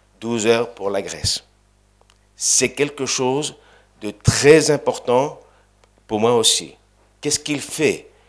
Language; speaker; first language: French; non-native, fluent; Greek